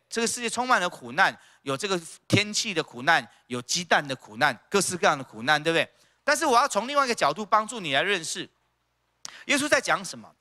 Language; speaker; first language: Chinese; native; Chinese